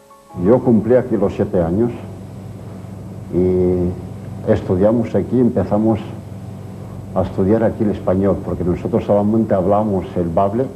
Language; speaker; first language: Spanish; non-native, local second language; Asturian